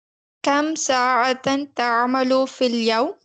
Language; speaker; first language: Arabic; non-native, learner; Tamil